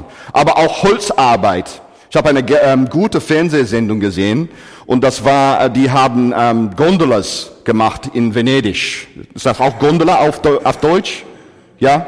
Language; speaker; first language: German; non-native, fluent; English